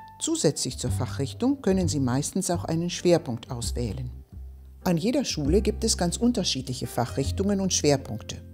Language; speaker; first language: German; non-native, fluent; Greek